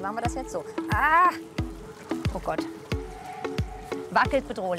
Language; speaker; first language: German; native; German